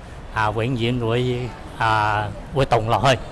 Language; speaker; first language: Cantonese; early bilingual, heritage; Cantonese